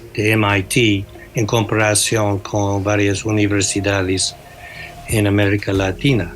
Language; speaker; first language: Spanish; non-native, fluent; English